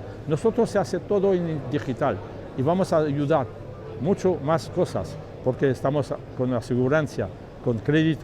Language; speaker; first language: Spanish; non-native, learner; French